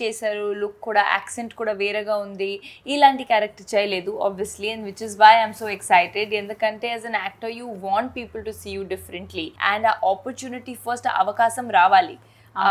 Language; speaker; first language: Telugu; non-native, fluent; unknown